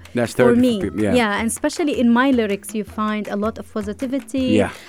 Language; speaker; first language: English; early bilingual, other home language; Romanian